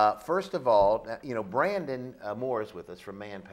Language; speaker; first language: English; native; English